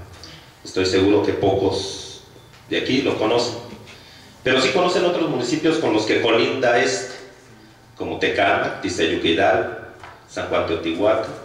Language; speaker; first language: Spanish; native; Spanish